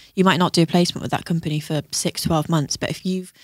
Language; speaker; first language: English; native; English